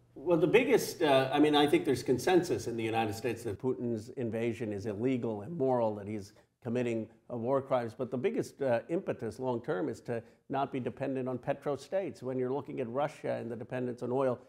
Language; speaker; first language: English; native; English